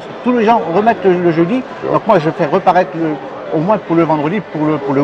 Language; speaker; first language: French; native; French